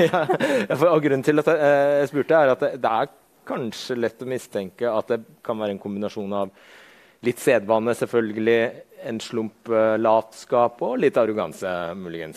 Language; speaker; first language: Norwegian; native; Norwegian